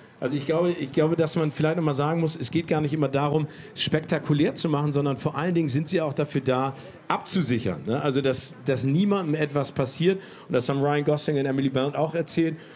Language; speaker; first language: German; native; German